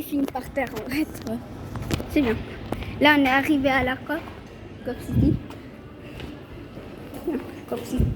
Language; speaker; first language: French; non-native, learner; Arabic